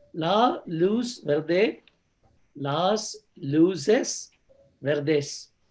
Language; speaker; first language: Spanish; non-native, learner; English